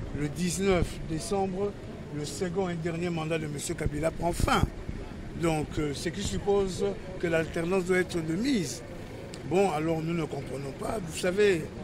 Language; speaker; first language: French; non-native, local second language; Kongo